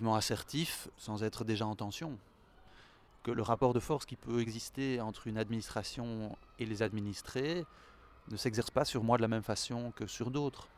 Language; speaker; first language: French; native; French